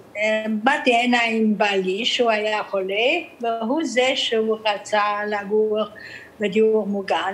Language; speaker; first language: Hebrew; early bilingual, other home language; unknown